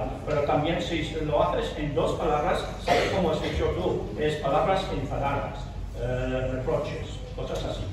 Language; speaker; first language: Spanish; non-native, fluent; English